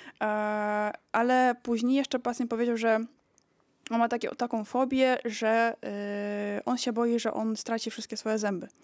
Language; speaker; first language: Polish; early bilingual, heritage; Polish